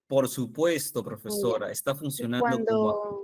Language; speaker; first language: Spanish; native; Spanish